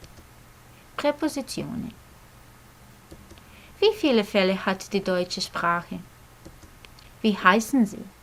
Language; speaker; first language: German; non-native, fluent; Croatian